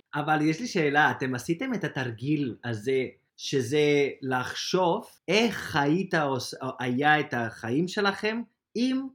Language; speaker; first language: Hebrew; non-native, fluent; Spanish